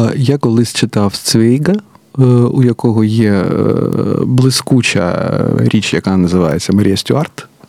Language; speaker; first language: Ukrainian; non-native, local second language; Russian